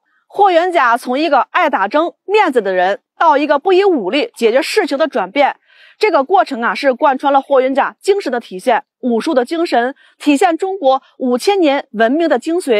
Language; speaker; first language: Chinese; native; Chinese